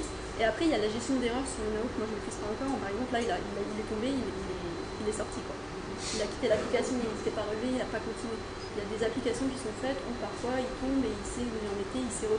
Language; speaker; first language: French; native; French